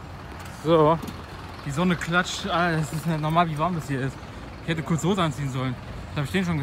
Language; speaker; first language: German; native; German